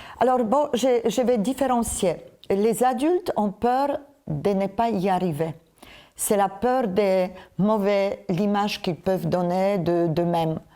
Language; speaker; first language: French; non-native, fluent; Polish